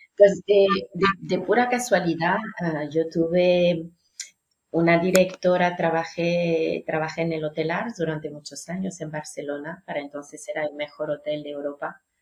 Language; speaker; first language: Spanish; non-native, fluent; French